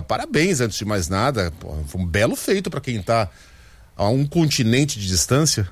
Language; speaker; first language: Portuguese; native; Portuguese